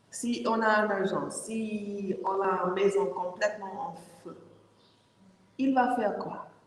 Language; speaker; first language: French; non-native, learner; English